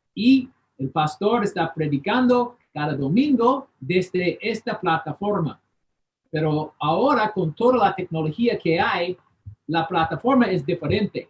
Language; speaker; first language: Spanish; non-native, fluent; English